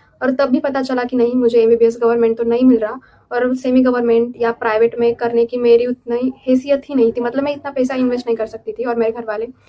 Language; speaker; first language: Hindi; non-native, local second language; Marathi